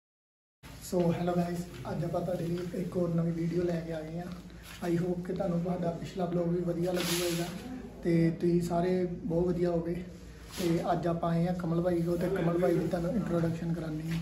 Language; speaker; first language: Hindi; non-native, local second language; Punjabi